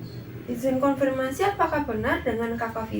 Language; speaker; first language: Indonesian; native; Indonesian